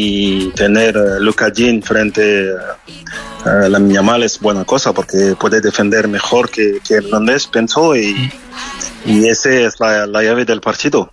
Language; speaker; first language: Spanish; non-native, fluent; French